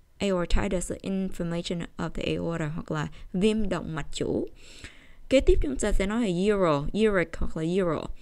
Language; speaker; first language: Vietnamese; early bilingual, heritage; Vietnamese